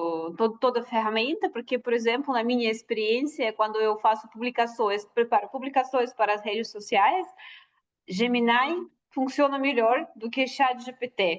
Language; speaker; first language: Portuguese; non-native, fluent; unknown